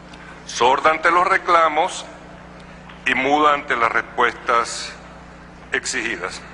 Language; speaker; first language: Spanish; native; Spanish